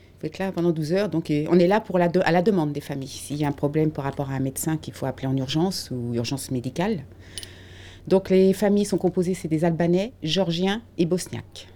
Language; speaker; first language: French; native; French